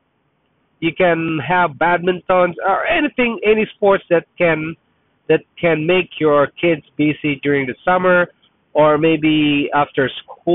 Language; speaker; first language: English; non-native, local second language; Filipino